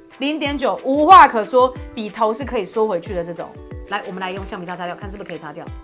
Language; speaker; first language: Chinese; native; Chinese